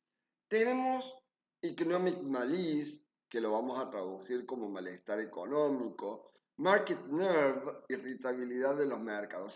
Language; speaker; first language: Spanish; native; Spanish